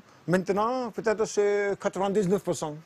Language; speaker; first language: French; non-native, learner; English